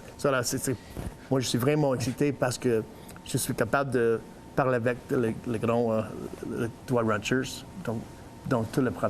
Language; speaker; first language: French; non-native, learner; English